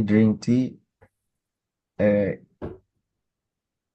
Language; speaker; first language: English; non-native, learner; Indonesian